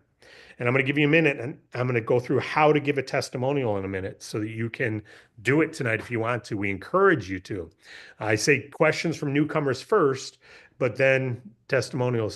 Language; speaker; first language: English; native; English